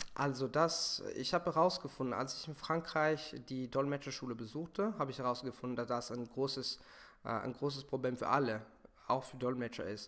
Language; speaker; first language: German; non-native, fluent; Italian